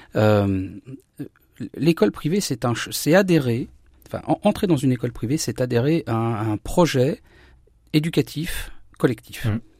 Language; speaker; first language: French; native; French